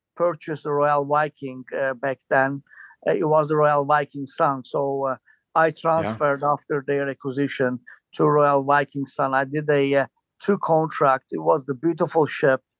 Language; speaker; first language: English; non-native, fluent; Turkish